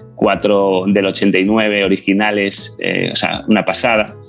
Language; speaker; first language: Spanish; native; Spanish